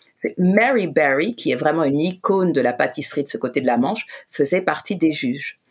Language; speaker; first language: French; native; French